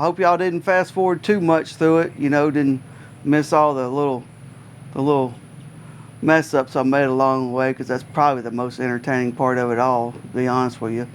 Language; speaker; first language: English; native; English